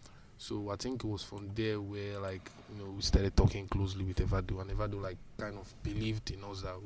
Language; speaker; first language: English; non-native, local second language; Igbo